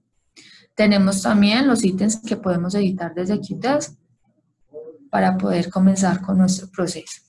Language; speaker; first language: Spanish; native; Spanish